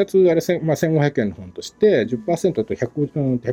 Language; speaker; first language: Japanese; native; Japanese